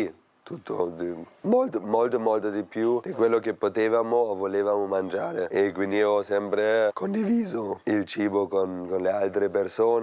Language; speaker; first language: Italian; non-native, fluent; German